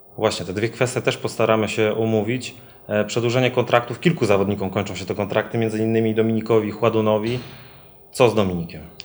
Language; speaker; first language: Polish; native; Polish